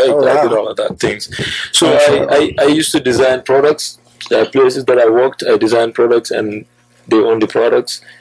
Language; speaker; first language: English; non-native, local second language; Wolof